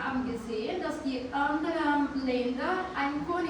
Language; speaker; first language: German; non-native, fluent; Portuguese